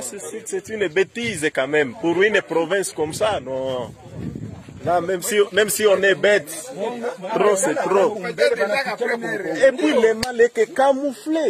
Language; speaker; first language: French; non-native, local second language; Swahili